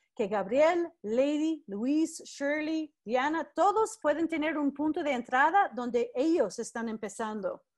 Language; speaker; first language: Spanish; non-native, fluent; English